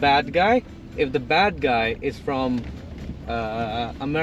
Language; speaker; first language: English; non-native, fluent; Hindi